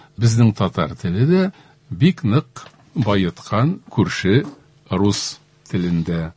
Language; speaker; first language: Tatar; native; Tatar